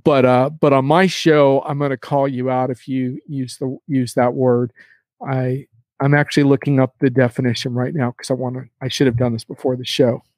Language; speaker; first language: English; native; English